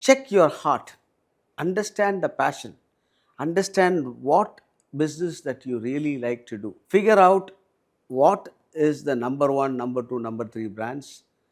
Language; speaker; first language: English; non-native, local second language; Tamil